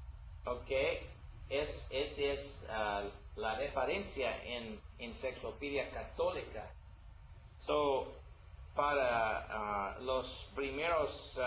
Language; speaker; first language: Spanish; non-native, learner; English